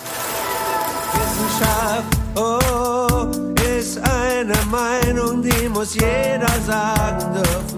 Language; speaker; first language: German; native; German